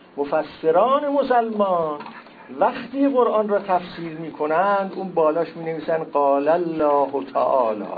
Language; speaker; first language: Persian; non-native, local second language; Azerbaijani